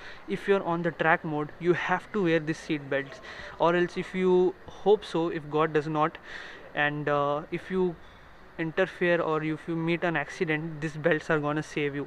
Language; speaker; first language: English; non-native, fluent; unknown